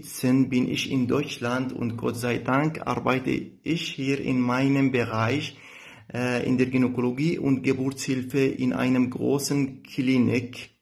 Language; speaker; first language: German; non-native, fluent; Arabic